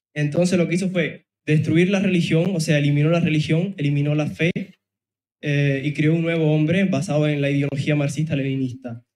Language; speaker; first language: Spanish; non-native, fluent; Italian